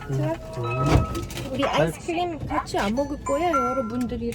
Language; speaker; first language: Korean; non-native, learner; Arabic